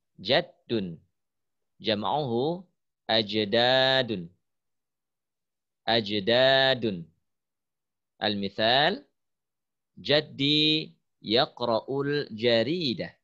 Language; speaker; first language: Arabic; non-native, fluent; Indonesian